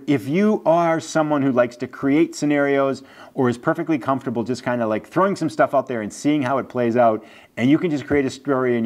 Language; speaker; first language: English; native; English